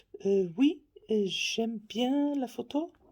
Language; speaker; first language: French; non-native, learner; Faroese